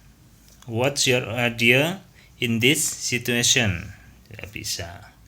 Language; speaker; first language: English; non-native, fluent; Indonesian